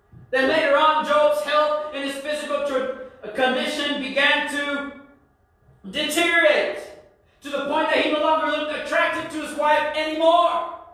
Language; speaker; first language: English; early bilingual, other home language; Spanish